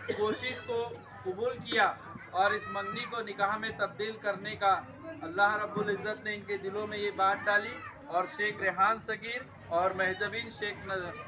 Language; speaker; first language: Urdu; native; Urdu